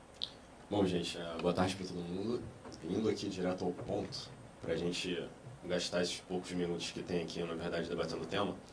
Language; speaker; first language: Portuguese; native; Portuguese